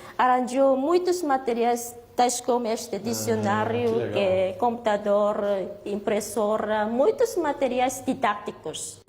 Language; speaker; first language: Portuguese; non-native, fluent; Korean